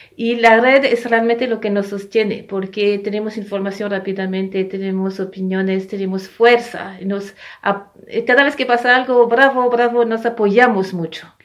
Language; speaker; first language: Spanish; non-native, fluent; French